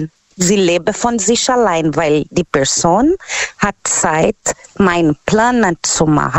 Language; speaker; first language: German; non-native, learner; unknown